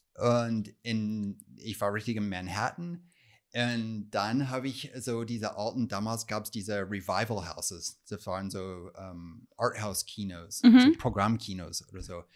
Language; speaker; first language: German; non-native, fluent; English